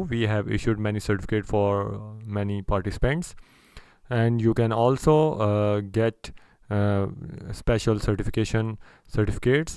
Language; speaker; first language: English; non-native, local second language; Urdu